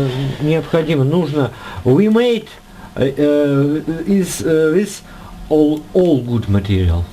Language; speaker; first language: English; non-native, learner; Russian